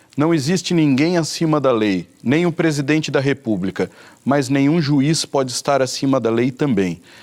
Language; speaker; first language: Portuguese; native; Portuguese